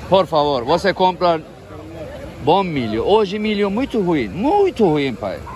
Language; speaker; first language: Portuguese; non-native, learner; Turkish